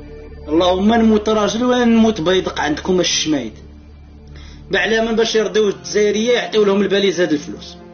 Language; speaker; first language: Arabic; native; Arabic